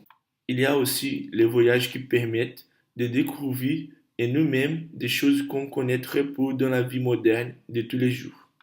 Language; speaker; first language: French; non-native, learner; Portuguese